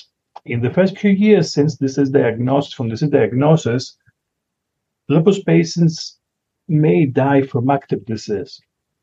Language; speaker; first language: English; non-native, fluent; Greek